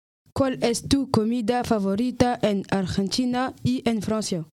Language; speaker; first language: Spanish; non-native, learner; French